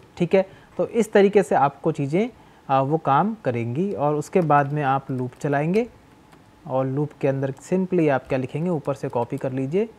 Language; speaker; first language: Hindi; native; Hindi